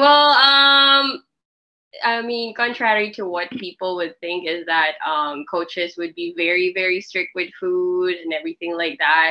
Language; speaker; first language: English; non-native, local second language; Filipino